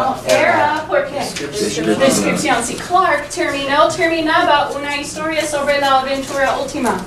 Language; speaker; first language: Spanish; non-native, fluent; English